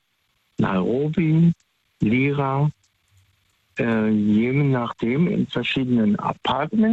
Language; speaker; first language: German; native; German